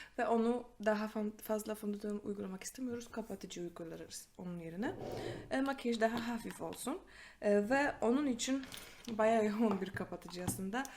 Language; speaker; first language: Turkish; non-native, fluent; Polish